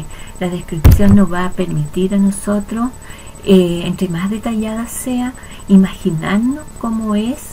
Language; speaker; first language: Spanish; native; Spanish